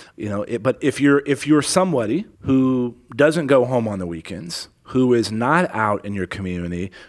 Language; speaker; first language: English; native; English